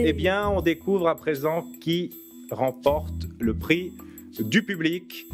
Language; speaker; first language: French; native; French